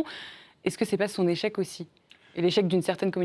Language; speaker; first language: French; native; French